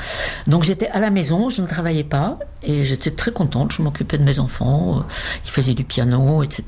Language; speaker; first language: French; non-native, fluent; Czech